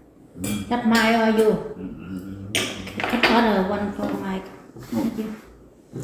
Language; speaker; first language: English; non-native, learner; Vietnamese